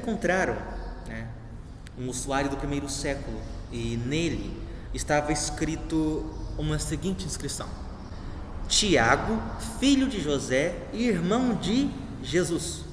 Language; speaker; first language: Portuguese; native; Portuguese